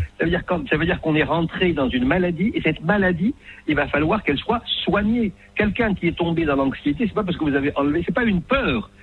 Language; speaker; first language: French; non-native, local second language; Arabic